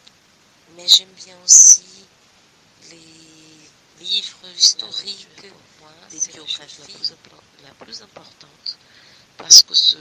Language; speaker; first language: French; non-native, learner; Portuguese